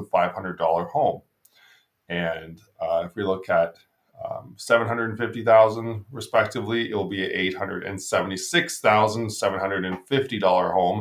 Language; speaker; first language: English; native; English